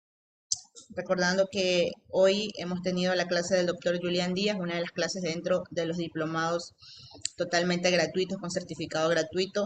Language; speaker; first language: Spanish; native; Spanish